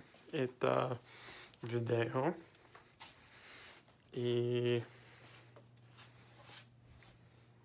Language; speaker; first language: Russian; non-native, learner; English